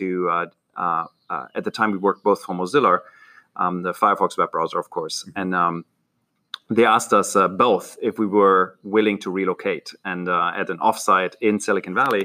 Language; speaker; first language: English; non-native, fluent; German